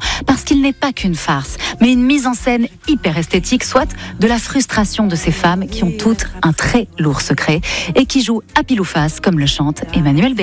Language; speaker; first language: French; native; French